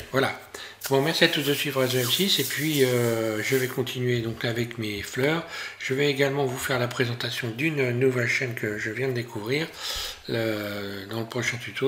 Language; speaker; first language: French; native; French